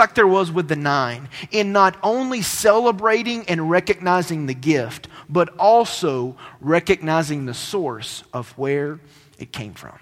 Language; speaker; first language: English; native; English